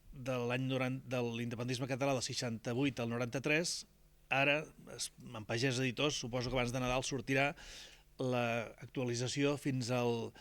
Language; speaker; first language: Catalan; native; Catalan